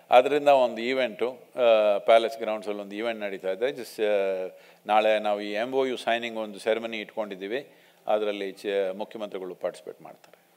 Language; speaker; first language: Kannada; non-native, local second language; Telugu